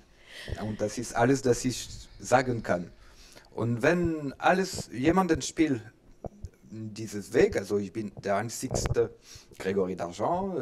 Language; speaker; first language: German; non-native, learner; French